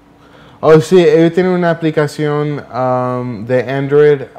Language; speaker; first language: Spanish; early bilingual, heritage; Spanish